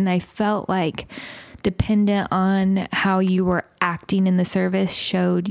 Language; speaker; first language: English; native; English